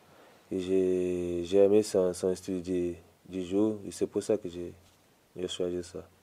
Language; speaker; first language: French; non-native, learner; Portuguese